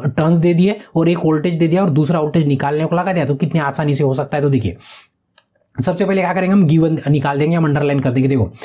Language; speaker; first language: Hindi; non-native, local second language; Marathi